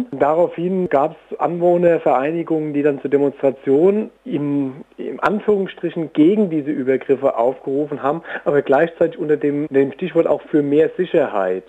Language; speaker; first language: German; native; German